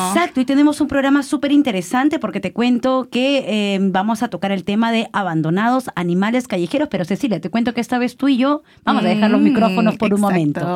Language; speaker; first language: Spanish; native; Spanish